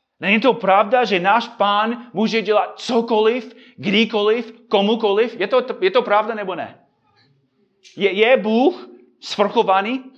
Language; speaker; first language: Czech; non-native, fluent; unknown